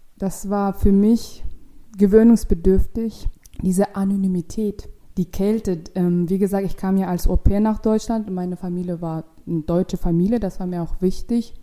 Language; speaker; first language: German; non-native, fluent; Russian